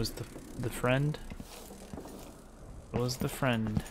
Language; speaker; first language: English; native; English